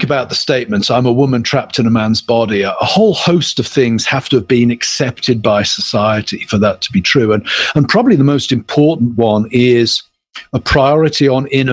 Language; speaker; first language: English; native; English